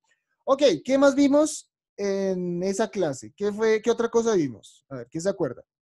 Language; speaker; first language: Spanish; native; Spanish